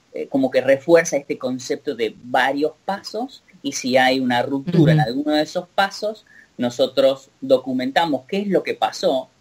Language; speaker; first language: Spanish; native; Spanish